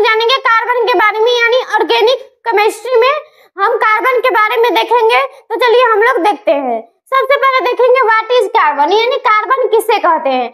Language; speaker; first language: Hindi; native; Hindi